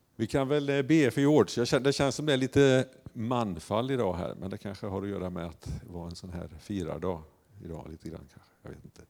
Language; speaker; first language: Swedish; native; Swedish